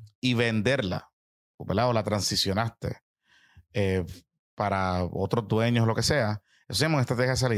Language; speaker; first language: Spanish; native; Spanish